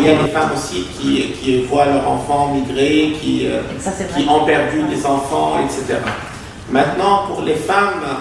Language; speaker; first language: French; non-native, local second language; Arabic